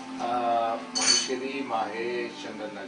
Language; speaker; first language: French; non-native, fluent; Hindi